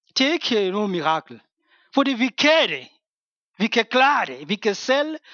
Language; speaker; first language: Danish; non-native, fluent; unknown